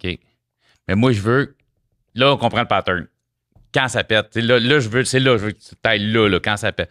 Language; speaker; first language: French; native; French